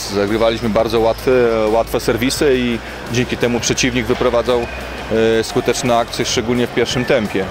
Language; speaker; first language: Polish; native; Polish